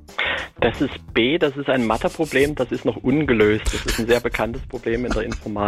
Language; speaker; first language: German; native; German